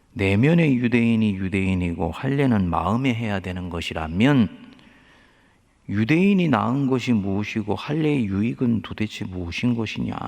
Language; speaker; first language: Korean; native; Korean